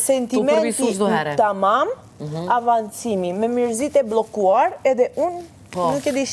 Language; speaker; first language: Albanian; non-native, learner; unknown